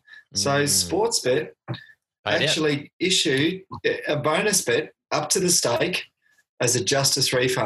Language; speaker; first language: English; native; English